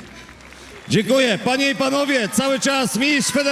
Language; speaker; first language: Polish; native; Polish